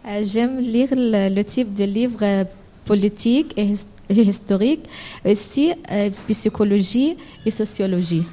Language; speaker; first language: French; non-native, learner; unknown